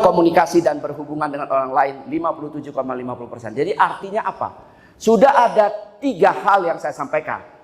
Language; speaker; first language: Indonesian; native; Indonesian